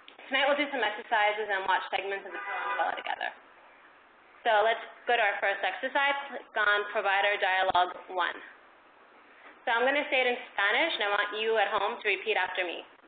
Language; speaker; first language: English; early bilingual, other home language; Spanish